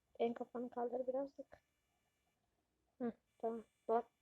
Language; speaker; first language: Turkish; native; Turkish